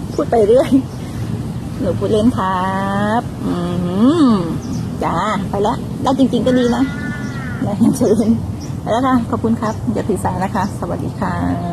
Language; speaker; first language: Thai; non-native, local second language; Northern Khmer